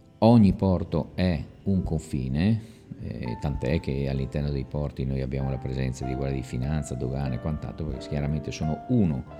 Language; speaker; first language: Italian; native; Italian